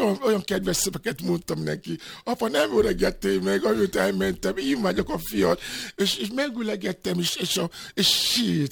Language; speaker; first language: Hungarian; non-native, fluent; Yoruba